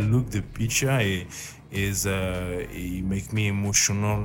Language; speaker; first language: English; non-native, learner; French